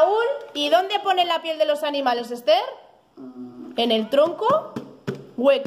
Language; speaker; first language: Spanish; native; Spanish